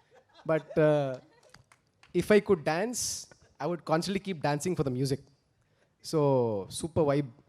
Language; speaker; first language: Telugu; early bilingual, heritage; Telugu